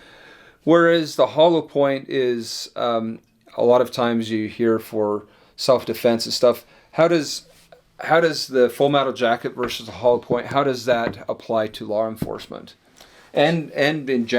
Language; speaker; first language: English; native; English